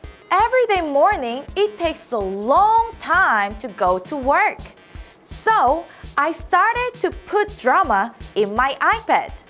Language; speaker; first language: English; non-native, fluent; Korean